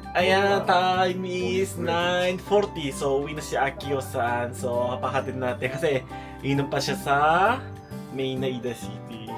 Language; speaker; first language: Filipino; early bilingual, heritage; Japanese